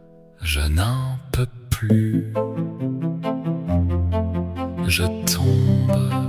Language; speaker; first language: French; native; French